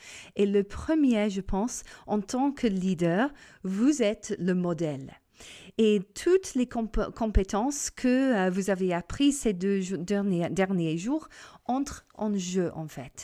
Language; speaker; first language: French; non-native, fluent; English